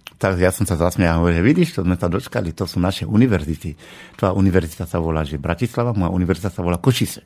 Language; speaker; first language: Slovak; non-native, fluent; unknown